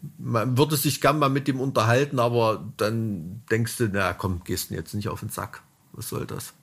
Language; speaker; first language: German; native; German